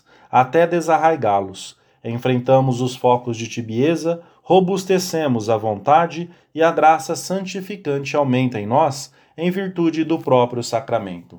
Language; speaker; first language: Portuguese; native; Portuguese